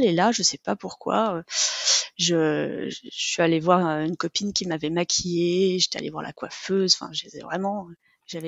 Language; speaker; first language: French; native; French